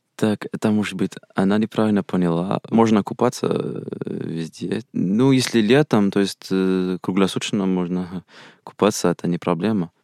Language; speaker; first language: Russian; non-native, fluent; Arabic